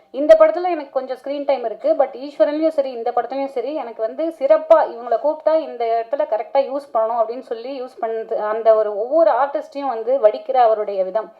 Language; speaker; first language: Tamil; native; Tamil